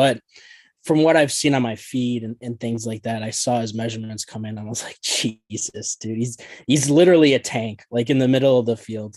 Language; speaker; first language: English; native; English